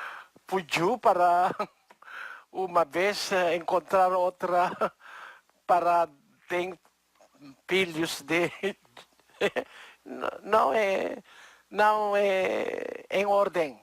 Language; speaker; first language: Portuguese; non-native, learner; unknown